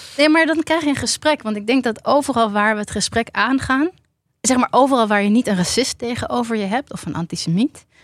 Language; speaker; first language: Dutch; native; Dutch